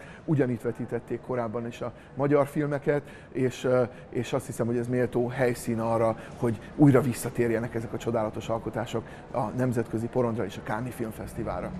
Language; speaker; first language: Hungarian; native; Hungarian